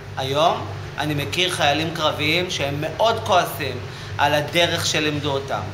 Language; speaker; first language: Hebrew; native; Hebrew